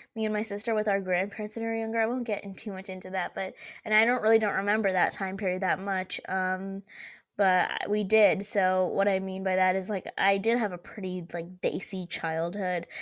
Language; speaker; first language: English; early bilingual, other home language; Hindi